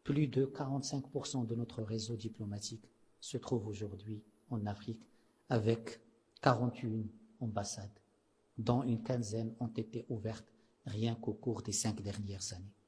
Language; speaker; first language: French; non-native, local second language; Arabic